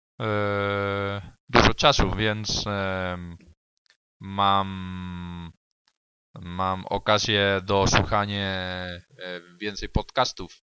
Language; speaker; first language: Polish; non-native, learner; Spanish